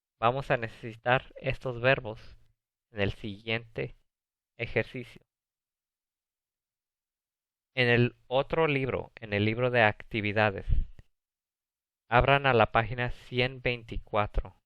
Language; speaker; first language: Spanish; early bilingual, other home language; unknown